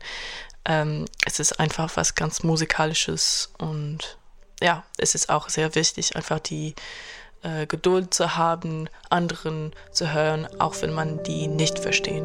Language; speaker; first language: German; non-native, fluent; French